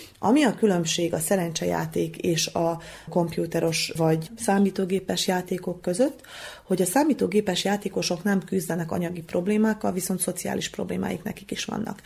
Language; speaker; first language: Hungarian; native; Hungarian